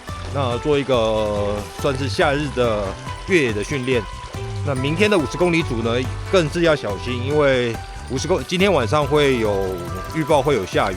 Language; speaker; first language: Chinese; native; Chinese